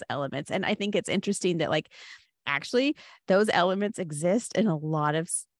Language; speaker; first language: English; native; English